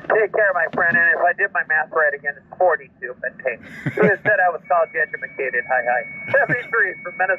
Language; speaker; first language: English; native; English